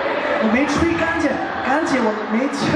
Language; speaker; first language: Chinese; native; Chinese